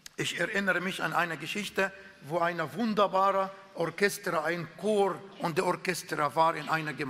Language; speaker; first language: German; non-native, fluent; Arabic